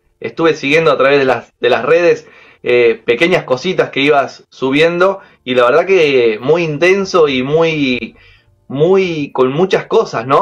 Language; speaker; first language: Spanish; native; Spanish